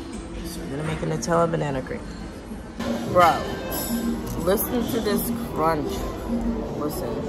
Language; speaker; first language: English; native; English